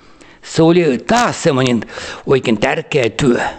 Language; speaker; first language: Finnish; early bilingual, heritage; Finnish